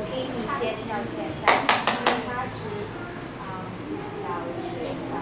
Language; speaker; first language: Chinese; non-native, learner; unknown